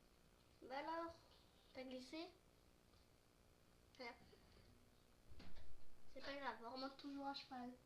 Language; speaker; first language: French; native; French